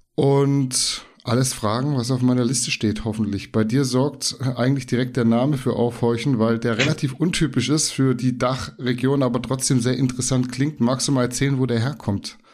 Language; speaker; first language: German; native; German